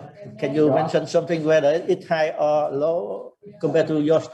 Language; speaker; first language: English; non-native, fluent; Vietnamese